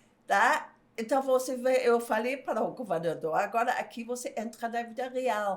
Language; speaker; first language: Portuguese; non-native, fluent; German